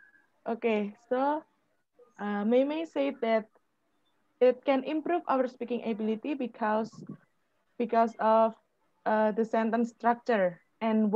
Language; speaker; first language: English; non-native, fluent; Indonesian